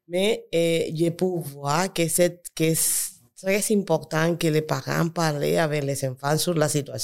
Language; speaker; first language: French; non-native, learner; Spanish